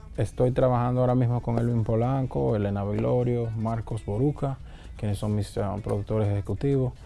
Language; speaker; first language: Spanish; early bilingual, heritage; Spanish